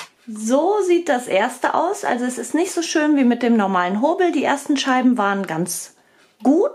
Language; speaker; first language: German; native; German